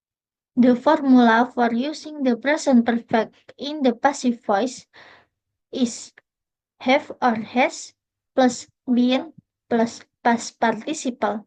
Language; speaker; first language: English; non-native, learner; Indonesian